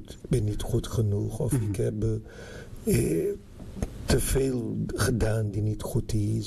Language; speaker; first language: Dutch; non-native, fluent; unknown